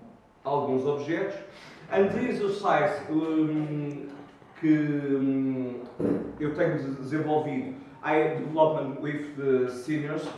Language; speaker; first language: English; non-native, learner; Portuguese